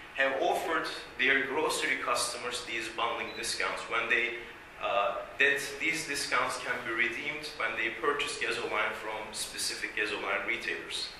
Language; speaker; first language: English; non-native, fluent; Turkish